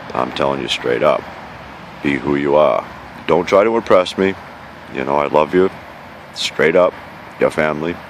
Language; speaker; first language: English; native; English